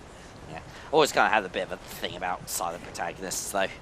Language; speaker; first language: English; native; English